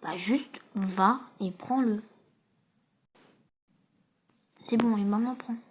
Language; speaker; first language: French; native; French